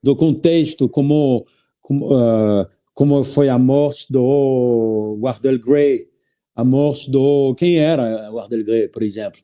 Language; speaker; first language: Portuguese; non-native, learner; French